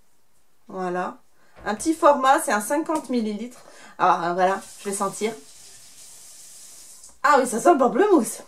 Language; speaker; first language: French; native; French